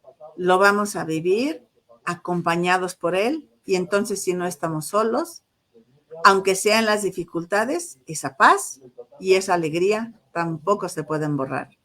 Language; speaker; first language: Spanish; native; Spanish